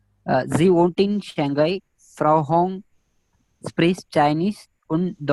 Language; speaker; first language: German; non-native, learner; Telugu